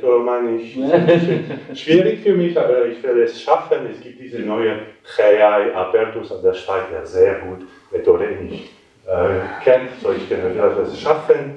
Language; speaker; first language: German; non-native, learner; French